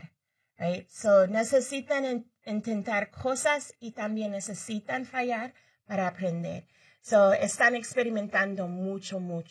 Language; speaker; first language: Spanish; early bilingual, heritage; Spanish